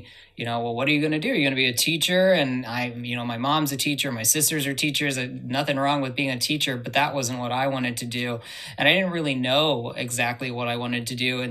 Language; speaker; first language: English; native; English